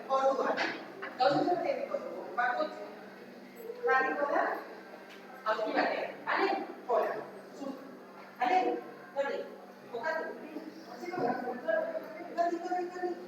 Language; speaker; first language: Basque; non-native, local second language; Spanish